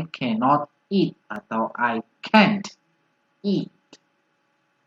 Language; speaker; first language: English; non-native, fluent; Indonesian